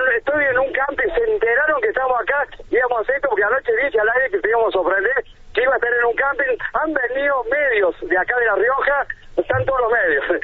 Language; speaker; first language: Spanish; native; Spanish